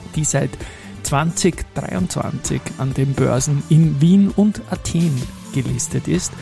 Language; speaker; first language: German; native; German